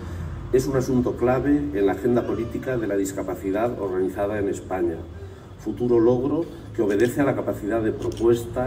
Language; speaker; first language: Spanish; native; Spanish